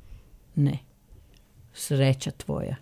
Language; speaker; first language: Croatian; native; Croatian